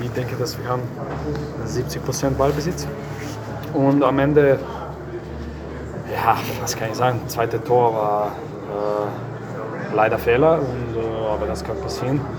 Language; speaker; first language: German; non-native, fluent; Croatian